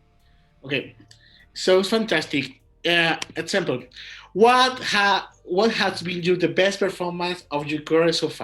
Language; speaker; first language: English; non-native, learner; Spanish